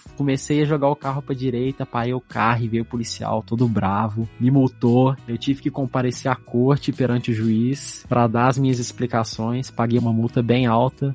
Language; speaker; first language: Portuguese; native; Portuguese